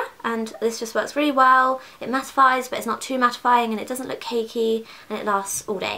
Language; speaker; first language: English; native; English